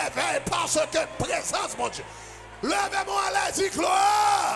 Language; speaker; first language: French; non-native, local second language; Haitian Creole